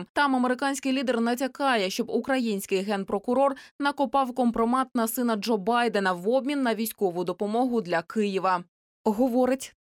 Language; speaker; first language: Ukrainian; native; Ukrainian